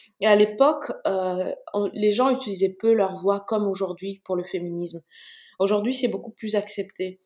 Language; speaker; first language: French; non-native, local second language; Bambara